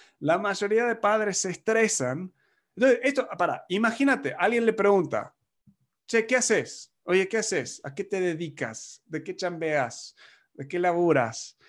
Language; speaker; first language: Spanish; non-native, fluent; English